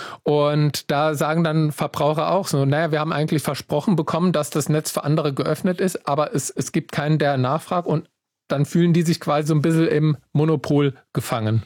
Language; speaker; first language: German; native; German